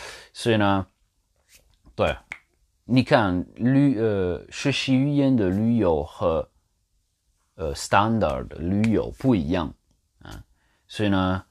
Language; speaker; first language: Chinese; non-native, learner; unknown